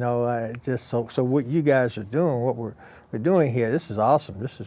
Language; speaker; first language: English; native; English